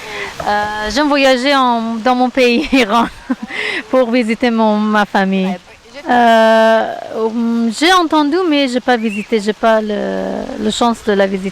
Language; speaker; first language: French; non-native, learner; Persian